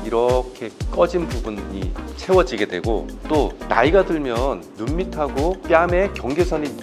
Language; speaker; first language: Korean; native; Korean